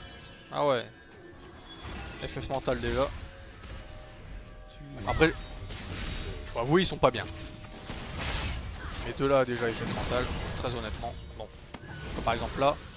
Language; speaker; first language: French; native; French